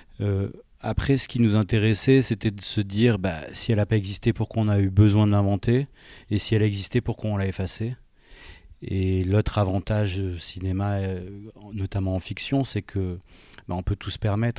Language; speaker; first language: French; native; French